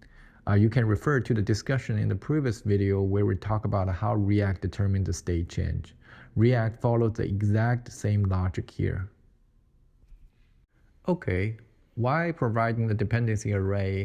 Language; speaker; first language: English; non-native, fluent; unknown